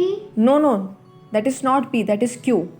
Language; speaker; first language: English; non-native, local second language; Hindi